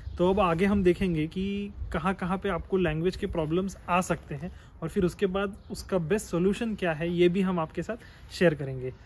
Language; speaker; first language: Hindi; native; Hindi